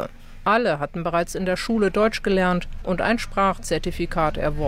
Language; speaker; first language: German; native; German